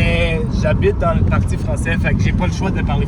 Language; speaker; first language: French; non-native, local second language; English